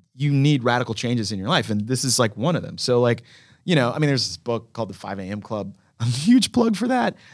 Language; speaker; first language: English; native; English